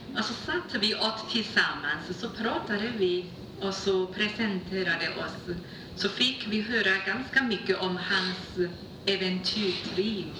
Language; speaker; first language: Swedish; non-native, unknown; Chinese